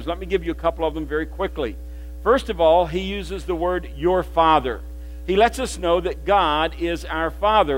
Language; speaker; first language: English; native; English